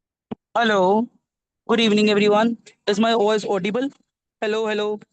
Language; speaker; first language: English; non-native, learner; Hindi